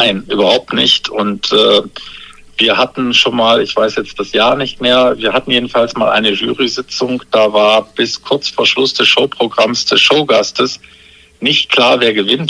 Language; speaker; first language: German; native; German